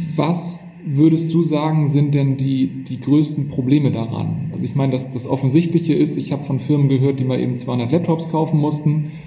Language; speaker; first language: German; native; German